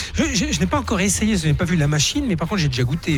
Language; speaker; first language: French; native; French